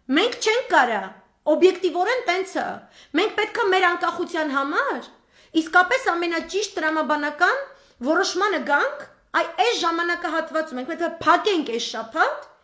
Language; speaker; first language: Armenian; native; Armenian